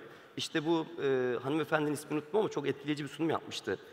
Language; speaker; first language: Turkish; native; Turkish